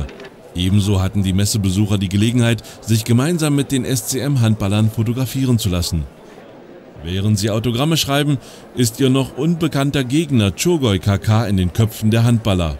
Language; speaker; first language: German; native; German